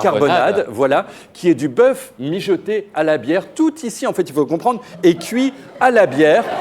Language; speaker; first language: French; native; French